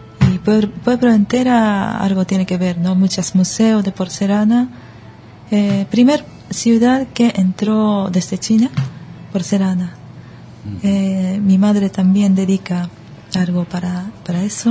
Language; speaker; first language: Spanish; early bilingual, other home language; Japanese